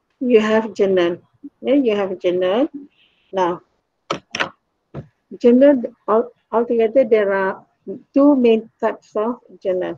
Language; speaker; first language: English; non-native, local second language; Malay